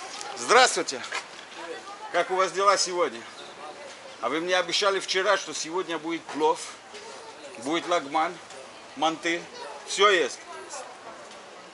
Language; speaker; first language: Russian; non-native, learner; English